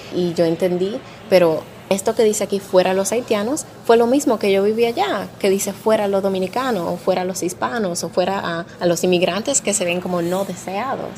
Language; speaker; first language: Spanish; early bilingual, heritage; Spanish